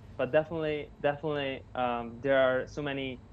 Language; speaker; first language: English; non-native, fluent; Italian